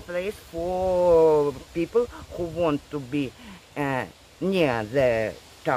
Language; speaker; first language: English; non-native, learner; Russian